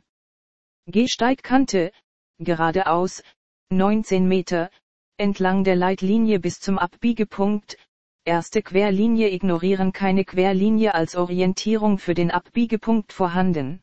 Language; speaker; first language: German; native; German